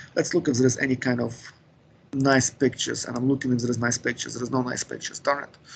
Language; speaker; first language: English; non-native, fluent; Ukrainian